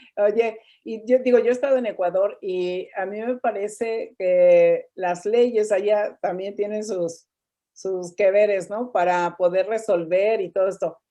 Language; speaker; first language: Spanish; native; Spanish